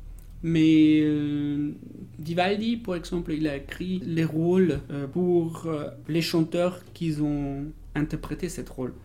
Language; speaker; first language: French; non-native, fluent; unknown